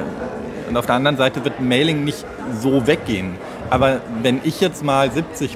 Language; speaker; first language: German; native; German